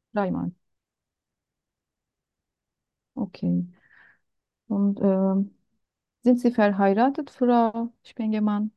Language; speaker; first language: German; non-native, learner; Turkish